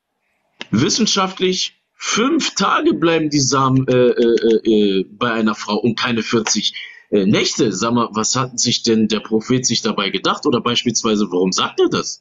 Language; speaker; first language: German; native; German